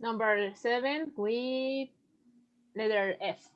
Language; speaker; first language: English; non-native, learner; Spanish